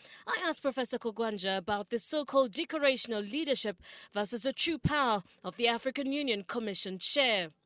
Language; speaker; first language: English; non-native, local second language; Swahili